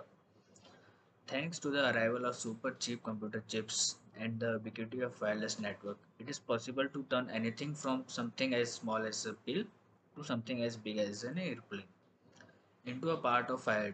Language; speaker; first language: English; non-native, local second language; Gujarati